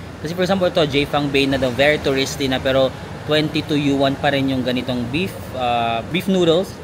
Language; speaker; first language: Filipino; non-native, local second language; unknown